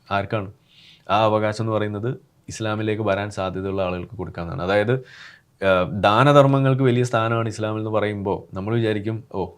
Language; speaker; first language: Malayalam; native; Malayalam